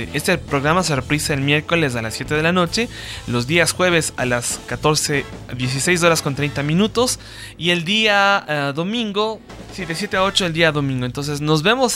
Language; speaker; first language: Spanish; native; Spanish